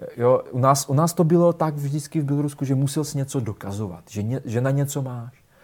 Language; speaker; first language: Czech; non-native, fluent; Russian